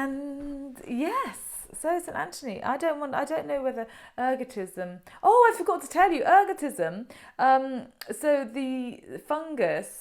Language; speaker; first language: English; native; English